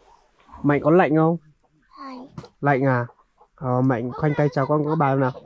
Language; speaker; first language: Vietnamese; native; Vietnamese